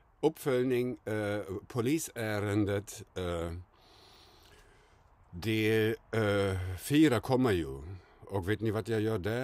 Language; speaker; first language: Swedish; non-native, fluent; German